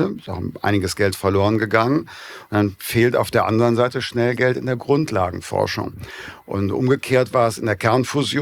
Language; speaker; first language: German; native; German